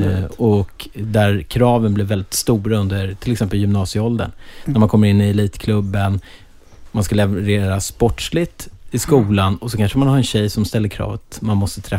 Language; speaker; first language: Swedish; native; Swedish